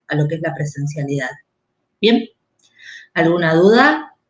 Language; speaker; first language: Spanish; native; Spanish